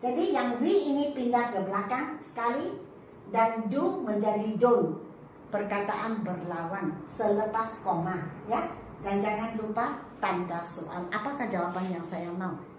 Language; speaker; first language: Malay; non-native, local second language; Chinese